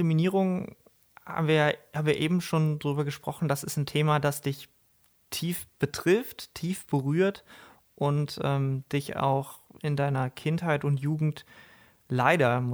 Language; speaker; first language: German; native; German